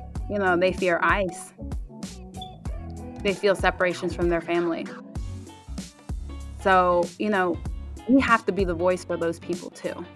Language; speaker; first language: English; early bilingual, other home language; Spanish